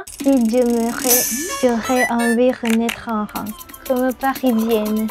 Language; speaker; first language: French; non-native, learner; Japanese